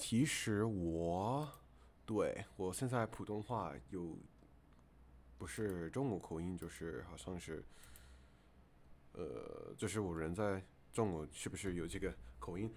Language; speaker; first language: Chinese; non-native, fluent; English